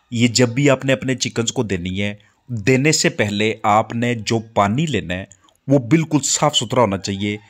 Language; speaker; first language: Urdu; non-native, local second language; Punjabi